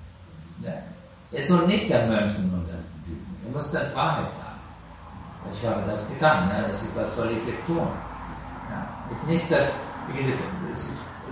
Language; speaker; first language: German; non-native, learner; Sinhala